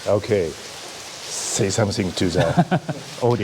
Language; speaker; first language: English; non-native, learner; Japanese